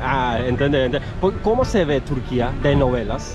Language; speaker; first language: Spanish; non-native, learner; Turkish